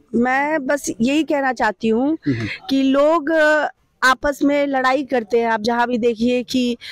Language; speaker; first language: Hindi; native; Hindi